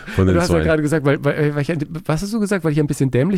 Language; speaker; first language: German; native; German